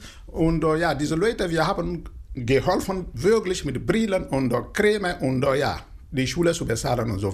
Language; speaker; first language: German; non-native, learner; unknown